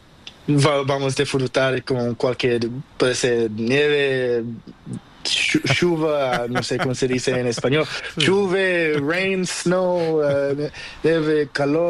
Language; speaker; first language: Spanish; non-native, learner; Portuguese